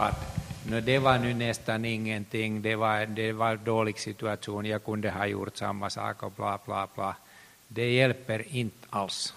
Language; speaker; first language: Swedish; non-native, local second language; Finnish